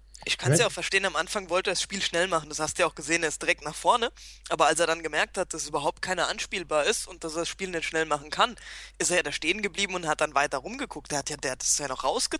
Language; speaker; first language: German; native; German